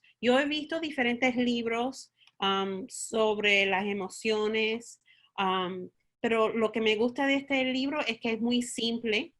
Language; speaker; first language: Spanish; early bilingual, heritage; Spanish